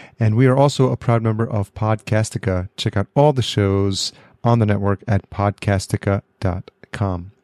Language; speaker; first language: English; early bilingual, other home language; Spanish